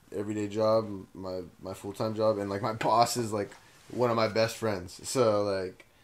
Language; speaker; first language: English; native; English